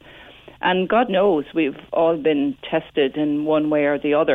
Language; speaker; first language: English; native; English